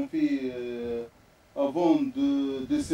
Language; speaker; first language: French; non-native, local second language; Arabic